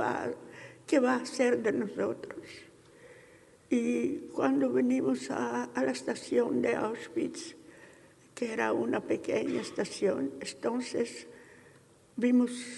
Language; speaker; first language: Spanish; early bilingual, heritage; Ladino